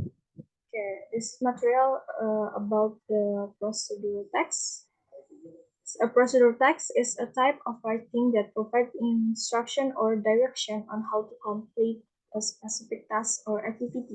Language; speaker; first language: English; non-native, learner; Indonesian